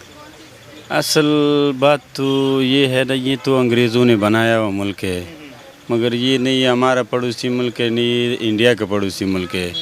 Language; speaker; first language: Hindi; non-native, fluent; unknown